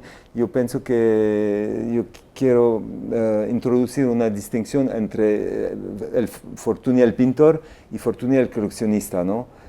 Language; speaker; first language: Spanish; non-native, fluent; French